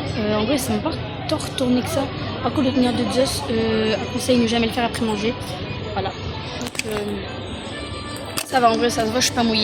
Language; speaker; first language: French; native; French